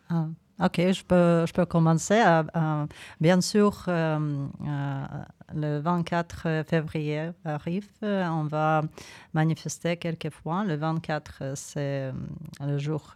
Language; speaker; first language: French; non-native, fluent; Ukrainian